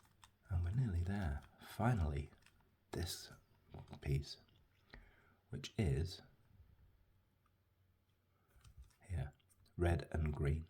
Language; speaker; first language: English; native; English